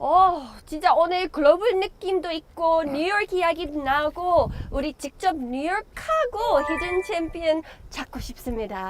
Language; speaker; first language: Korean; non-native, learner; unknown